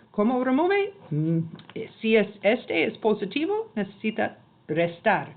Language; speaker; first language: Spanish; non-native, learner; English